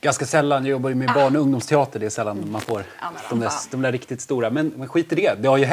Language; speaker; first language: Swedish; native; Swedish